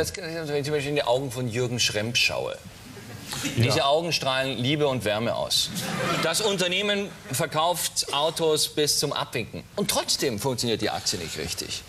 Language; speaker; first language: German; native; German